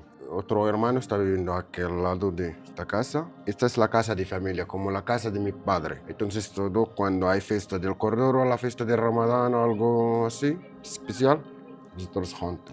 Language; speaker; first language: Spanish; non-native, learner; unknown